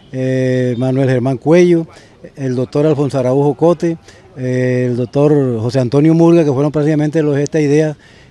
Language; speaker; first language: Spanish; native; Spanish